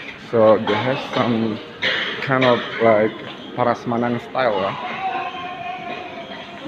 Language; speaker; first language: English; non-native, fluent; Indonesian